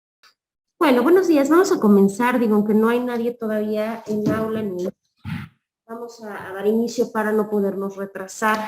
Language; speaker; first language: Spanish; native; Spanish